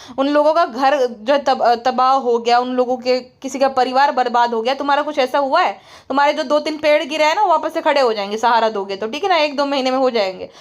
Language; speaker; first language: Hindi; native; Hindi